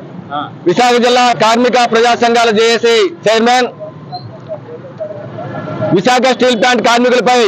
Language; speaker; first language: Telugu; native; Telugu